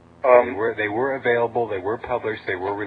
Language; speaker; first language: English; native; English